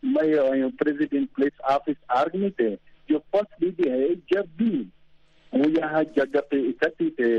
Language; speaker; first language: Hindi; non-native, fluent; Pashto